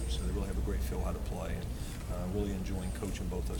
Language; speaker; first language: English; native; English